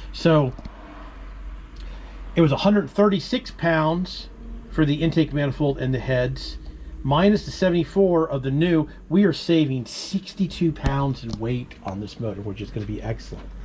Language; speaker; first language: English; native; English